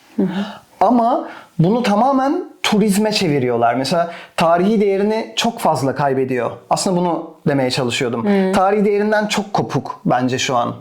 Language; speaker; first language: Turkish; native; Turkish